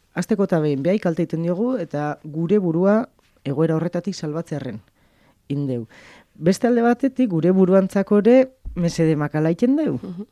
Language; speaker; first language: Basque; native; Basque